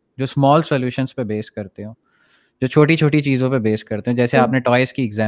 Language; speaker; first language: Urdu; native; Urdu